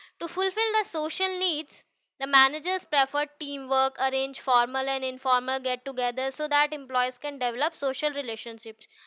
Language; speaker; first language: Hindi; native; Hindi